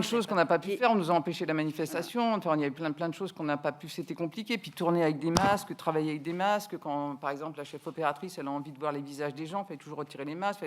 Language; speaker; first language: French; native; French